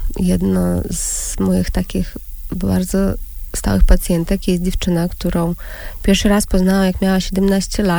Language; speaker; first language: Polish; non-native, fluent; Russian